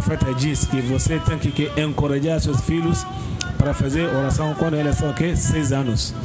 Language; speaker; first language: Portuguese; non-native, learner; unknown